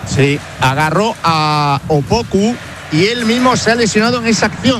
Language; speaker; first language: Spanish; native; Spanish